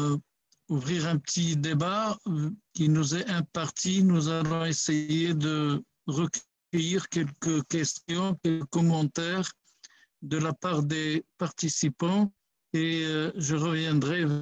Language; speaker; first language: French; non-native, local second language; Arabic